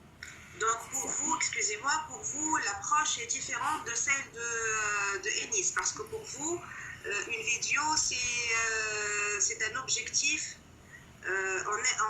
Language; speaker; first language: French; non-native, local second language; Arabic